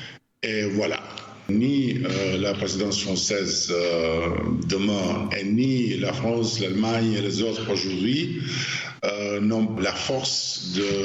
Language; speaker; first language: French; non-native, fluent; Albanian